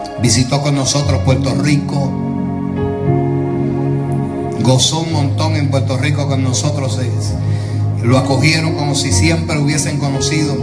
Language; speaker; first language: Spanish; native; Spanish